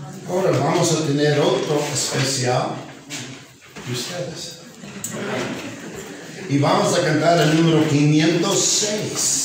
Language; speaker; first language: Spanish; non-native, fluent; English